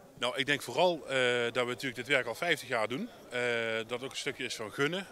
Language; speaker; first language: Dutch; native; Dutch